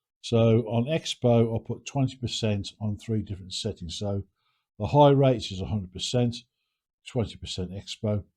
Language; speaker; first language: English; native; English